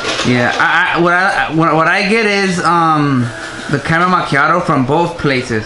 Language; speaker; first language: English; early bilingual, other home language; Spanish